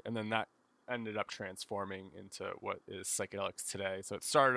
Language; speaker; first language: English; native; English